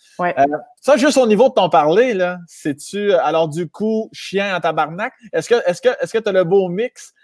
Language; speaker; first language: French; native; French